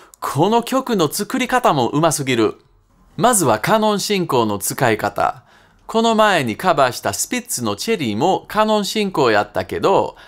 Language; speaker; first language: Japanese; non-native, fluent; English